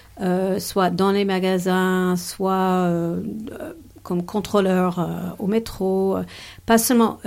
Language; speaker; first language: French; non-native, fluent; English